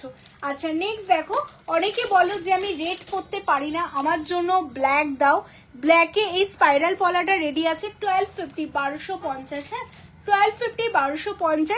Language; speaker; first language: Bangla; native; Bangla